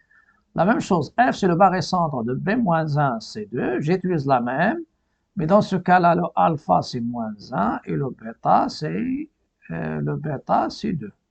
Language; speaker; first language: French; non-native, local second language; Arabic